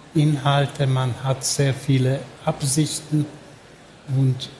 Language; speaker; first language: German; non-native, fluent; Hungarian